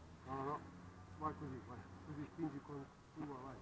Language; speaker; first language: Italian; non-native, fluent; Russian